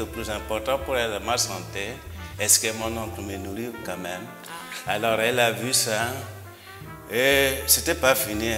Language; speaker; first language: French; non-native, local second language; Igbo